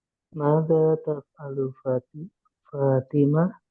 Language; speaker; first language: Arabic; non-native, learner; Indonesian